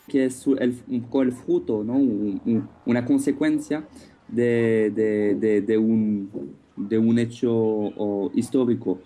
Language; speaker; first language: Spanish; non-native, fluent; French